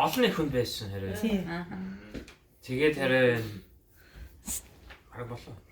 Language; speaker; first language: Mongolian; early bilingual, heritage; Mongolian